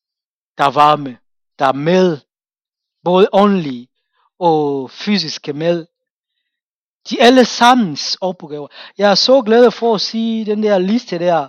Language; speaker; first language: Danish; non-native, fluent; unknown